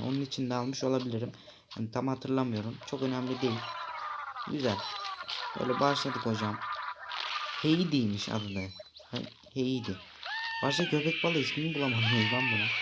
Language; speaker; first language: Turkish; native; Turkish